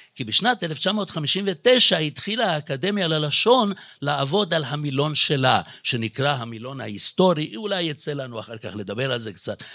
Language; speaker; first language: Hebrew; non-native, fluent; Hungarian